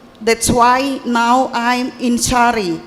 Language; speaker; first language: English; non-native, learner; Indonesian